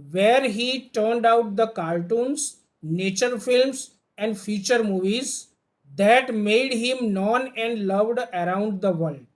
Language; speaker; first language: English; non-native, local second language; Gujarati